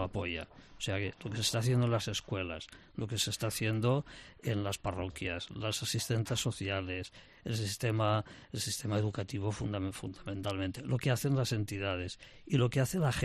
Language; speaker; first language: Spanish; non-native, local second language; Catalan